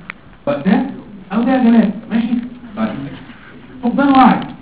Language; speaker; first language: Arabic; native; Arabic